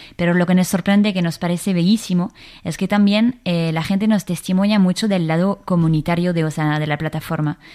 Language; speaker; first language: Spanish; non-native, fluent; French